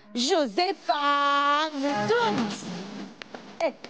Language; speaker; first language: French; native; French